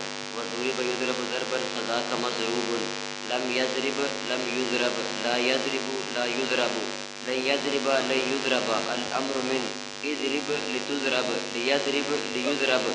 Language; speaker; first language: Arabic; non-native, learner; Urdu